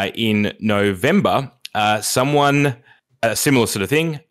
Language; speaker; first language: English; native; English